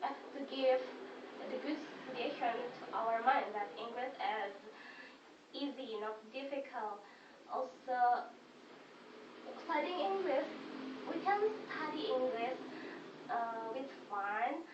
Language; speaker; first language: English; non-native, fluent; Indonesian